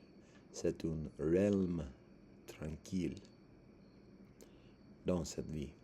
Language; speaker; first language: French; non-native, learner; English